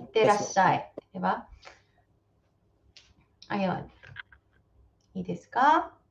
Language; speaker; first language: Japanese; non-native, fluent; Filipino